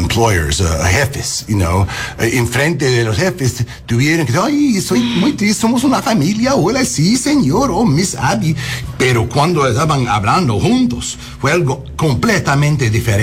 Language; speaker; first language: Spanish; non-native, learner; English